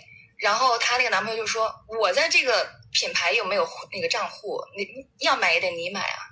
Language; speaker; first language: Chinese; native; Chinese